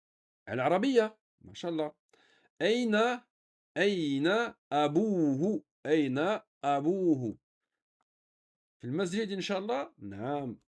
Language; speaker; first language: Arabic; non-native, fluent; French